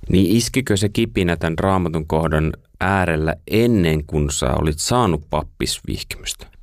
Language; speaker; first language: Finnish; native; Finnish